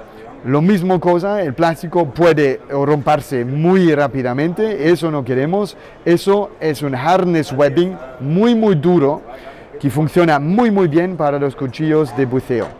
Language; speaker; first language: Spanish; non-native, learner; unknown